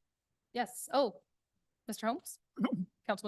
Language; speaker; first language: English; native; English